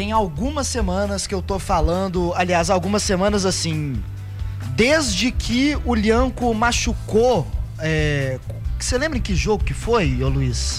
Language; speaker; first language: Portuguese; native; Portuguese